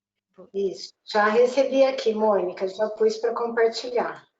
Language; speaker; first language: Portuguese; native; Portuguese